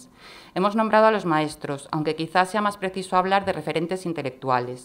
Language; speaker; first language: Spanish; native; Spanish